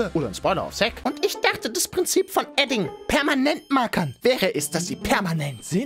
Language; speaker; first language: German; native; German